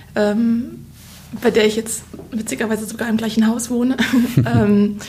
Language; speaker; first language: German; native; German